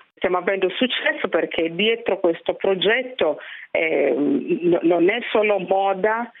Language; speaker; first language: Italian; non-native, fluent; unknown